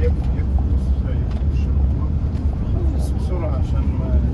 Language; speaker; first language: Arabic; non-native, fluent; Tatar